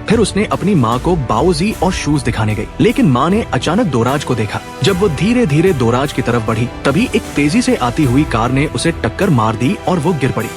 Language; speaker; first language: Hindi; native; Hindi